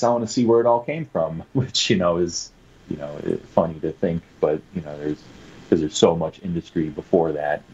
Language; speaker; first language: English; native; English